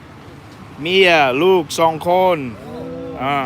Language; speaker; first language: Thai; non-native, learner; English